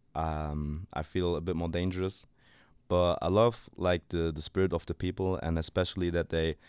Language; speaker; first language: English; non-native, fluent; German